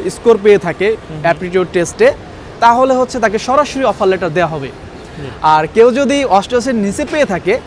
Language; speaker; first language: Bangla; native; Bangla